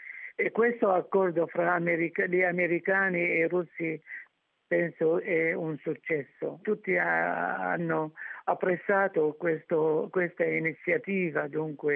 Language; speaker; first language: Italian; non-native, fluent; Arabic